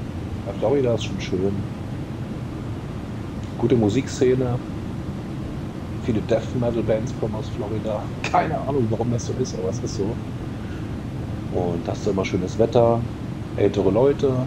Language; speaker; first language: German; native; German